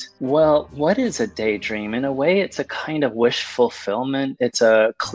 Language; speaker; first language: English; early bilingual, other home language; Spanish